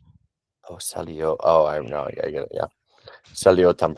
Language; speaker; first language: Spanish; non-native, learner; English